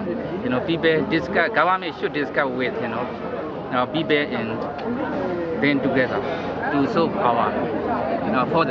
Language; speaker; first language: English; non-native, learner; Burmese